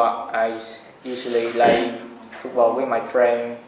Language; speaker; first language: English; non-native, learner; Vietnamese